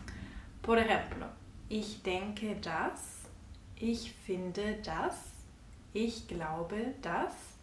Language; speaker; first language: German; non-native, fluent; Spanish